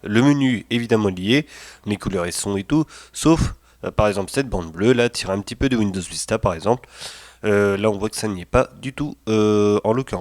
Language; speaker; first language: French; native; French